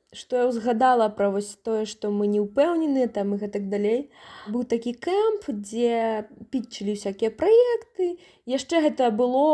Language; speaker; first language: Belarusian; non-native, local second language; Russian